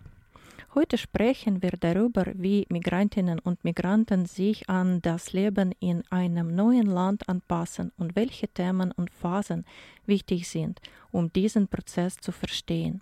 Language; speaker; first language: German; non-native, fluent; Ukrainian